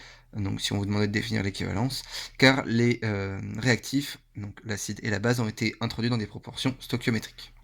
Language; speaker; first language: French; native; French